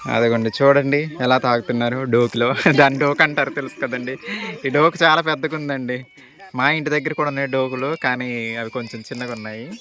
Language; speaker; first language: Telugu; native; Telugu